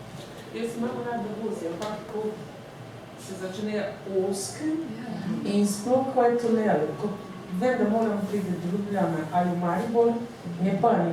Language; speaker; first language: Slovenian; non-native, learner; Portuguese